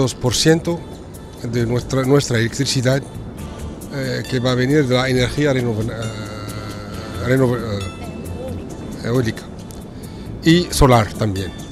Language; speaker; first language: Spanish; non-native, fluent; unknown